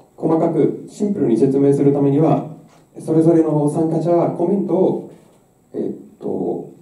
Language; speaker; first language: Japanese; non-native, fluent; Spanish